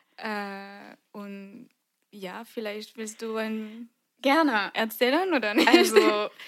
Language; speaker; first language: German; non-native, fluent; French